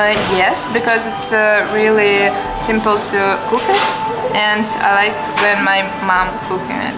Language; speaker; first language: English; non-native, fluent; Russian